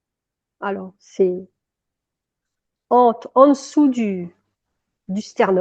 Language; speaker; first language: French; native; French